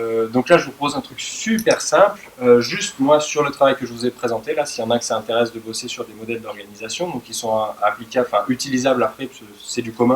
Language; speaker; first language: French; native; French